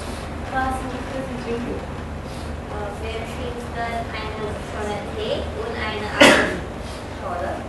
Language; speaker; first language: German; non-native, learner; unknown